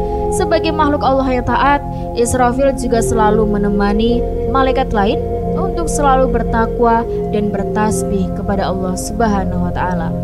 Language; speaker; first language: Indonesian; native; Indonesian